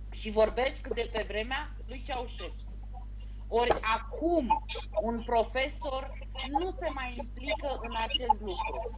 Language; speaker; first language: Romanian; native; Romanian